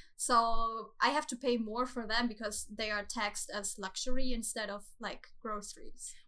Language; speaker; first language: English; non-native, fluent; German